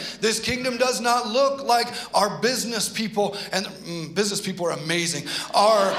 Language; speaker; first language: English; native; English